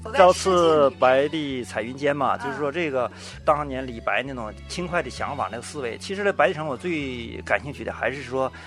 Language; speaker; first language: Chinese; native; Chinese